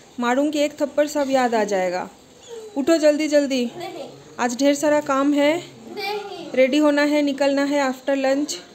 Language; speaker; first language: Hindi; non-native, local second language; Bangla